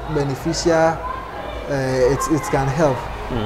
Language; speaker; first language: English; non-native, local second language; Akan